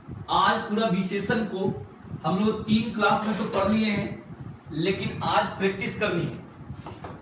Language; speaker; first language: Hindi; native; Hindi